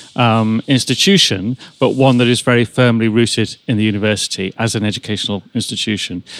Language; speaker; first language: English; native; English